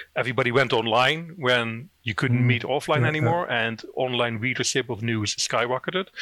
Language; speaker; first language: English; non-native, fluent; Dutch